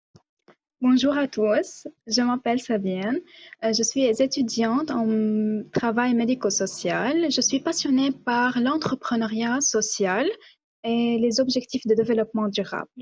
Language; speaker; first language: French; non-native, local second language; Arabic